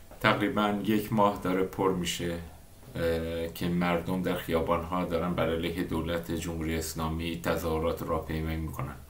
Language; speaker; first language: Persian; non-native, local second language; Kurdish